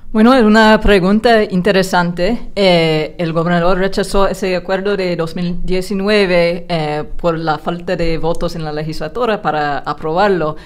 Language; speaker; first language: Spanish; non-native, fluent; English